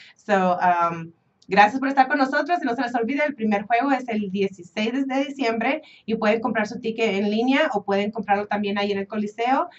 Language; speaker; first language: Spanish; early bilingual, heritage; Spanish